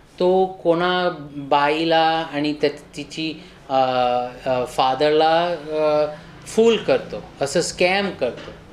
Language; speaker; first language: Marathi; early bilingual, heritage; Marathi